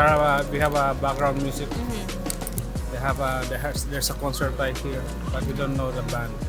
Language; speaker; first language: English; non-native, local second language; Filipino